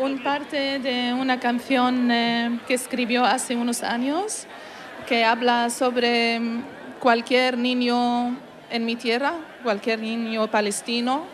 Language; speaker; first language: Spanish; non-native, learner; Arabic